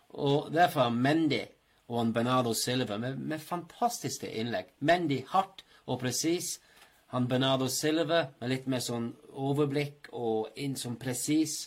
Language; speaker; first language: Norwegian; non-native, fluent; English